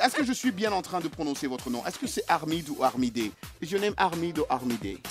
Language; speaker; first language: French; native; French